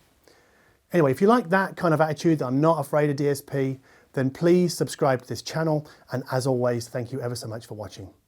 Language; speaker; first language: English; native; English